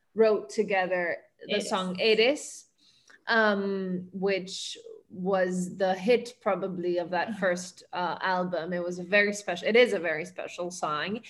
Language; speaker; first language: English; early bilingual, heritage; Spanish